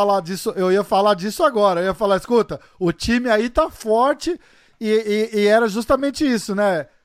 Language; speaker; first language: Portuguese; native; Portuguese